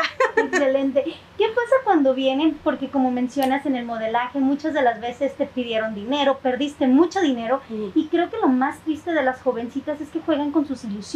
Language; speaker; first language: Spanish; native; Spanish